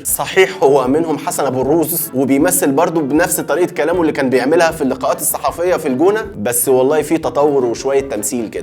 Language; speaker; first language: Arabic; native; Arabic